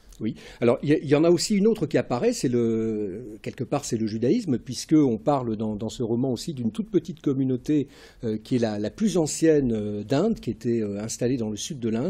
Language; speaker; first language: French; native; French